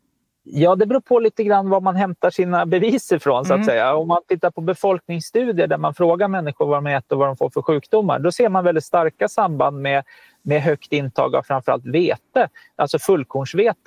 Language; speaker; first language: Swedish; native; Swedish